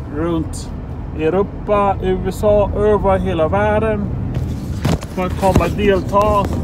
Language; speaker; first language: Swedish; non-native, fluent; English